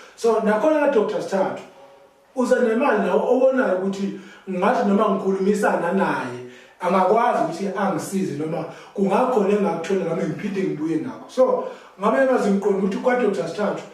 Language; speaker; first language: Zulu; native; Zulu